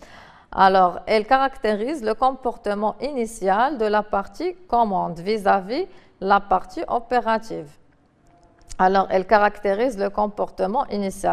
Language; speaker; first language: French; non-native, local second language; Arabic